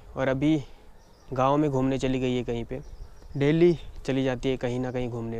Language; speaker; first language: Hindi; native; Hindi